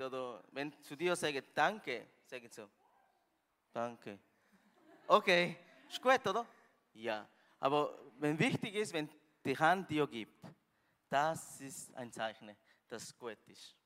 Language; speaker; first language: German; non-native, learner; Spanish